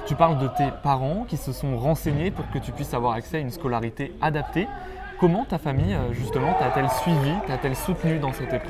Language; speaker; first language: French; native; French